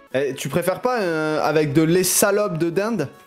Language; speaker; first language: French; native; French